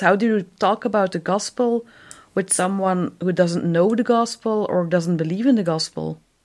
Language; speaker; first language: English; non-native, fluent; Dutch